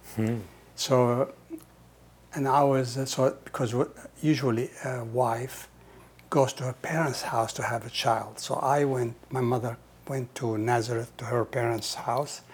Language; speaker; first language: English; non-native, fluent; Hebrew